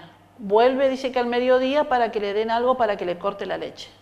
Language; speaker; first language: Spanish; native; Spanish